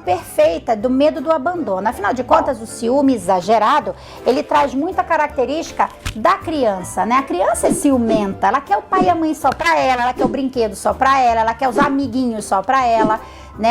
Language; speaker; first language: Portuguese; native; Portuguese